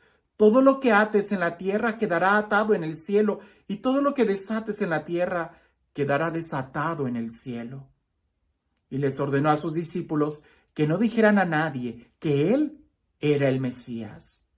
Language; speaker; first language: Spanish; native; Spanish